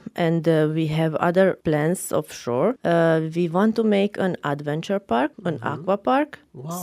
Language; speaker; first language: English; non-native, learner; Romanian